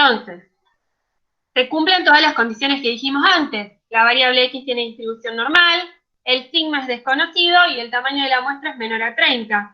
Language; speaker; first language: Spanish; native; Spanish